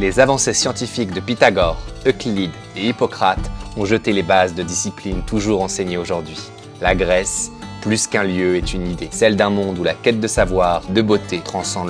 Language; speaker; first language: French; native; French